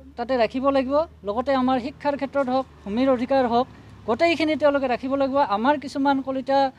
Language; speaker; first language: Assamese; native; Assamese